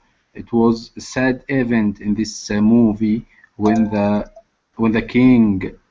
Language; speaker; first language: English; non-native, learner; Arabic